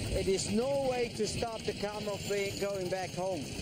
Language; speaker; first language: English; non-native, fluent; German